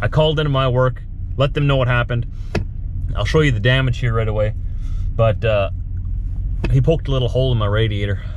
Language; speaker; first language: English; native; English